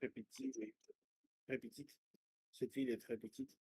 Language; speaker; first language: French; non-native, learner; Russian